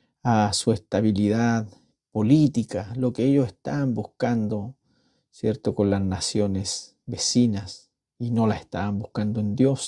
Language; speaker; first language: Spanish; native; Spanish